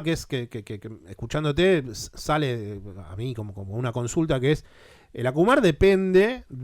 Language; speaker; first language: Spanish; native; Spanish